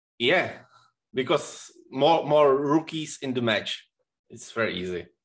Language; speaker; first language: English; non-native, learner; Czech